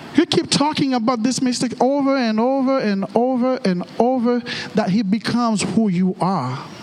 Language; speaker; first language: English; non-native, fluent; Haitian Creole